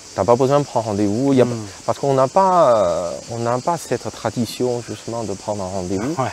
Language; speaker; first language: French; non-native, fluent; Chinese